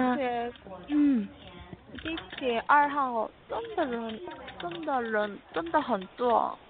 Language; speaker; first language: Chinese; non-native, learner; Korean